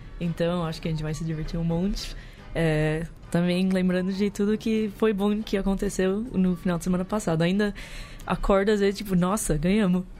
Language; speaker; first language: Portuguese; non-native, fluent; English